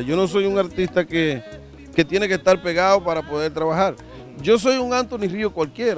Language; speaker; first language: Spanish; native; Spanish